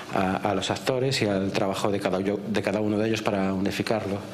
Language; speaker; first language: Spanish; native; Spanish